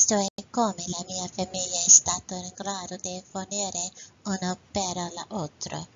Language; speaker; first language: Italian; non-native, learner; English